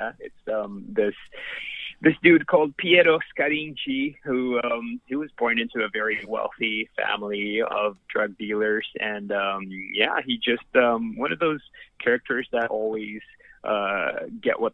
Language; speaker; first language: English; non-native, fluent; Portuguese